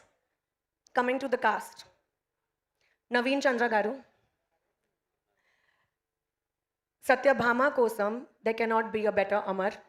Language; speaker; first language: Telugu; non-native, learner; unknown